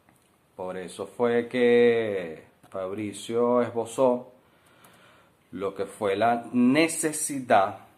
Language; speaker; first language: Spanish; native; Spanish